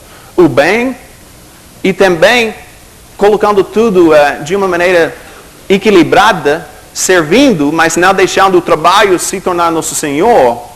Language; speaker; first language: Portuguese; non-native, fluent; English